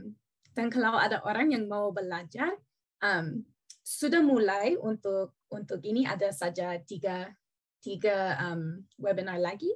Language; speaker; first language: Indonesian; non-native, learner; English